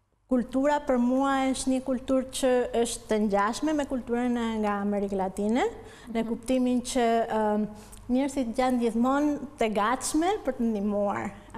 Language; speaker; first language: Albanian; non-native, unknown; Spanish